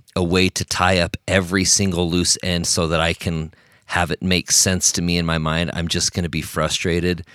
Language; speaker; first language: English; native; English